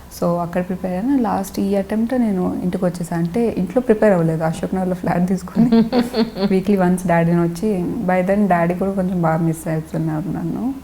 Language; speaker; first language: Telugu; non-native, local second language; Lambadi